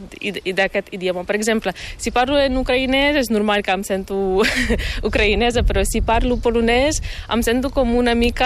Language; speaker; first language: Catalan; non-native, fluent; Ukrainian